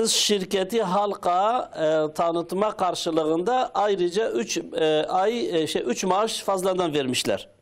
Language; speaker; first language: Turkish; non-native, local second language; Kurdish